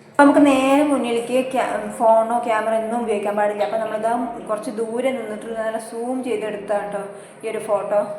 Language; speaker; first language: Malayalam; native; Malayalam